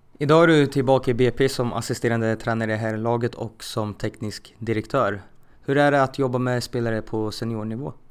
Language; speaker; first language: Swedish; native; Swedish